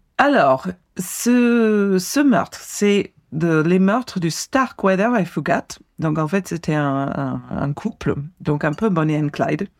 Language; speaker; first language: French; non-native, fluent; English